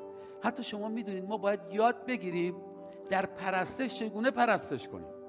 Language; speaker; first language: Persian; native; Persian